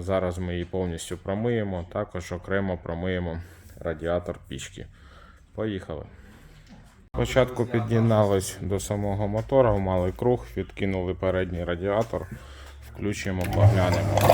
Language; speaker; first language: Ukrainian; native; Ukrainian